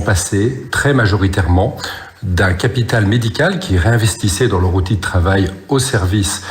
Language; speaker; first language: French; native; French